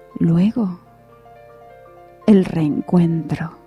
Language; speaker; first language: Spanish; native; Spanish